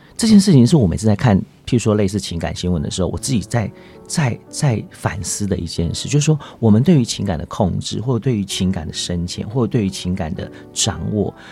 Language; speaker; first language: Chinese; non-native, local second language; Hakka Chinese